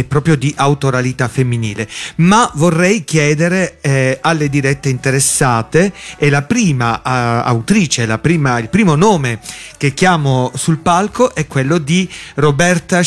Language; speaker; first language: Italian; native; Italian